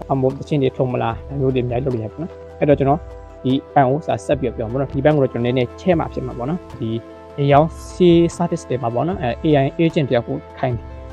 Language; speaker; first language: Burmese; non-native, local second language; Hakha Chin